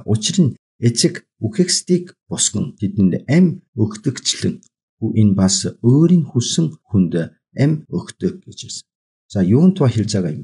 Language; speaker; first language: Mongolian; non-native, fluent; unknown